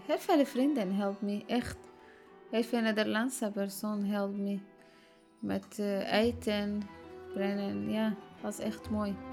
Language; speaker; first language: Dutch; non-native, learner; Arabic